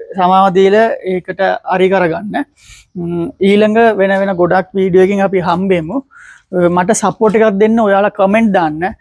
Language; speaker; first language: Sinhala; non-native, local second language; Tamil